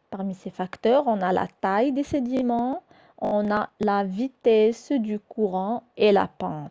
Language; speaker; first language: French; non-native, local second language; Arabic